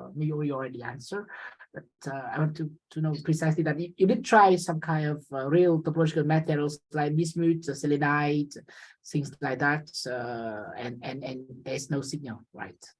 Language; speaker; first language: English; non-native, fluent; Vietnamese